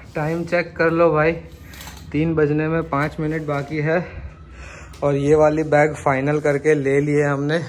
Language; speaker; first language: Hindi; non-native, local second language; Gujarati